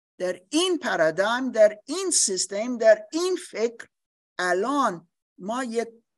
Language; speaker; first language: Persian; non-native, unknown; English